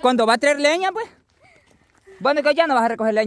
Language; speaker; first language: Spanish; native; Spanish